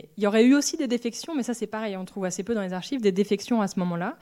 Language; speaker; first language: French; native; French